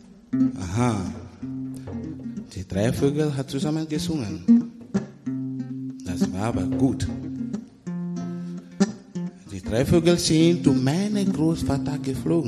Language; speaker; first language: German; non-native, learner; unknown